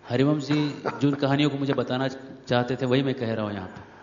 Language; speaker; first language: Hindi; native; Hindi